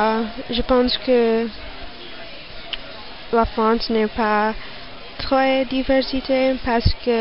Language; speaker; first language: French; non-native, learner; English